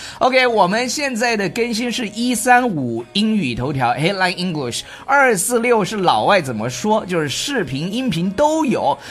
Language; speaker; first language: Chinese; native; Chinese